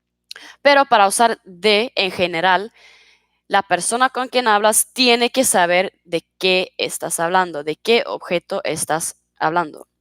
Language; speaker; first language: Spanish; non-native, fluent; Swedish